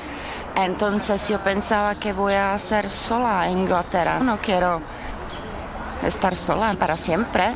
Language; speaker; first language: Spanish; non-native, learner; Czech